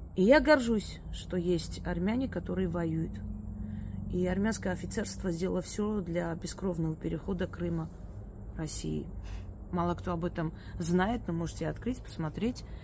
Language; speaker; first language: Russian; native; Russian